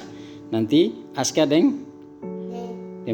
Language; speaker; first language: Malay; native; Malay